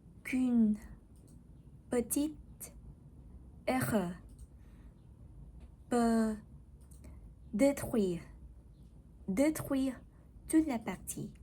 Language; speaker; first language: French; non-native, learner; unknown